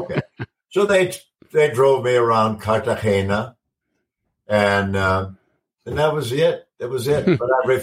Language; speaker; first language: English; non-native, fluent; Swedish